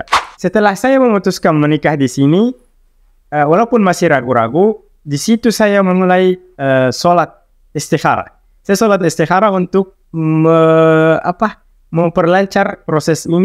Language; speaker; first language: Indonesian; non-native, local second language; Arabic